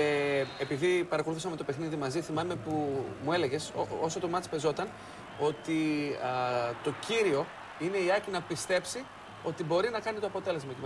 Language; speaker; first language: Greek; native; Greek